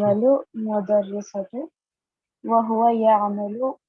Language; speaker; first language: Arabic; non-native, learner; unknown